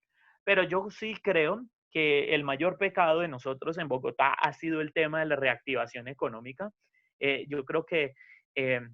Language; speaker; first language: Spanish; native; Spanish